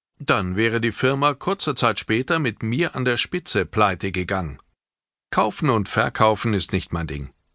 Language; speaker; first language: German; native; German